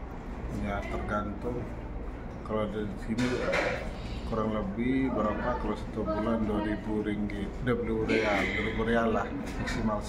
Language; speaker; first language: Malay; non-native, local second language; Sasak